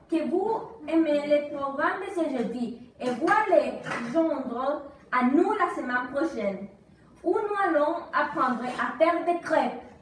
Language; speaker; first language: French; non-native, learner; Spanish